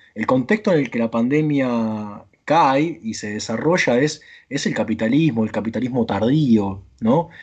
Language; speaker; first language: Spanish; native; Spanish